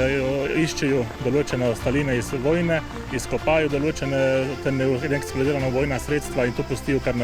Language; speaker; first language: Slovenian; native; Slovenian